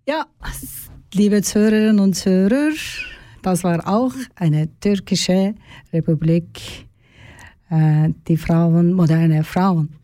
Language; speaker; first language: German; non-native, learner; Turkish